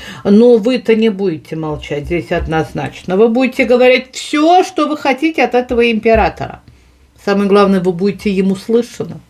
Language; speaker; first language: Russian; native; Russian